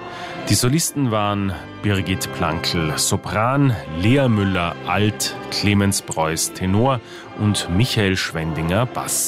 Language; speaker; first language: German; native; German